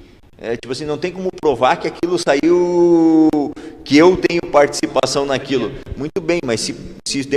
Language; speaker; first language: Portuguese; native; Portuguese